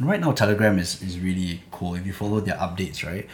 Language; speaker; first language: English; native; English